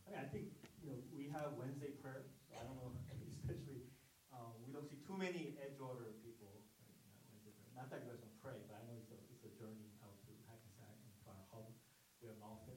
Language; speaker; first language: English; non-native, fluent; Korean